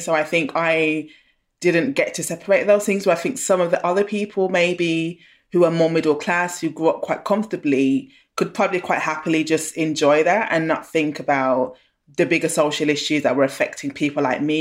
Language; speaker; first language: English; native; English